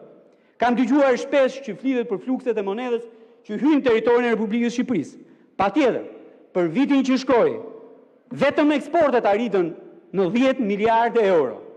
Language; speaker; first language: Albanian; native; Albanian